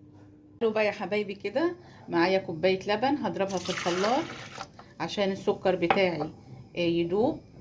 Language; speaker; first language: Arabic; native; Arabic